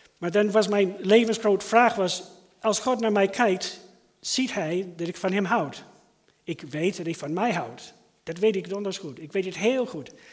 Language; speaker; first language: Dutch; non-native, fluent; English